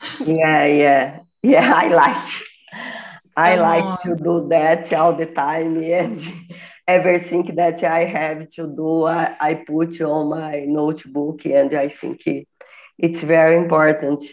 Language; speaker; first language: English; non-native, learner; Portuguese